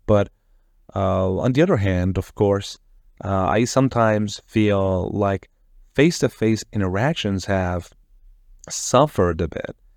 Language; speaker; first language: English; non-native, fluent; Persian